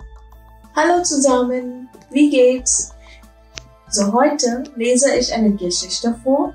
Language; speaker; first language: German; non-native, fluent; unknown